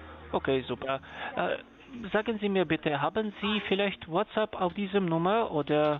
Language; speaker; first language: German; non-native, fluent; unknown